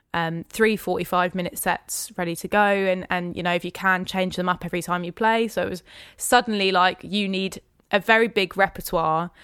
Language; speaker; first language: English; native; English